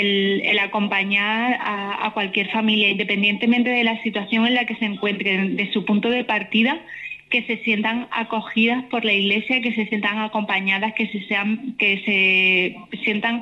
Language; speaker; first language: Spanish; native; Spanish